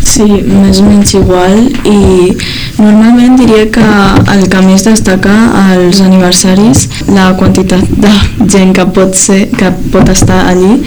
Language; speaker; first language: Catalan; early bilingual, other home language; Chinese